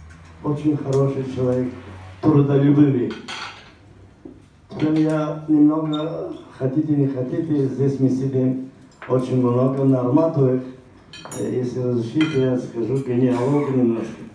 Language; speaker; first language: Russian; non-native, local second language; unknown